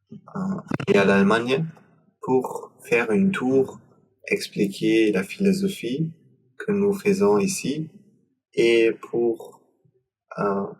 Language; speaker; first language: French; non-native, learner; German